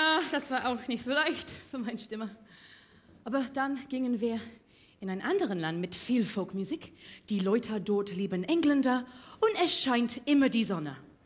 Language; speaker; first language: German; non-native, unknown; English